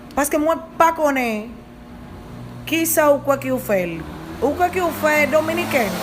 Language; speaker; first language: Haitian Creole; non-native, learner; Spanish